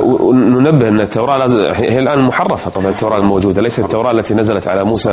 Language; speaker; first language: Arabic; native; Arabic